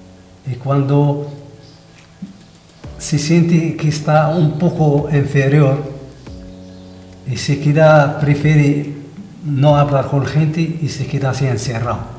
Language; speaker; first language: Spanish; non-native, fluent; Arabic